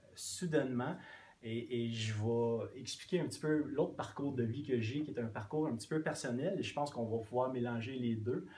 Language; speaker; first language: French; non-native, fluent; English